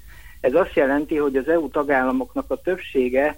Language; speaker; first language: Hungarian; native; Hungarian